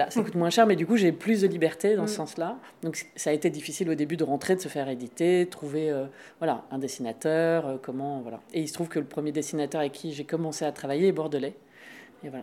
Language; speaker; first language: French; native; French